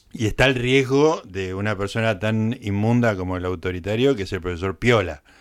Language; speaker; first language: Spanish; native; Spanish